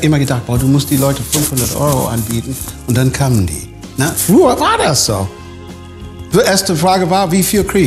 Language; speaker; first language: German; non-native, fluent; English